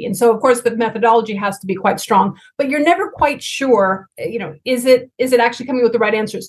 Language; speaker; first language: English; native; English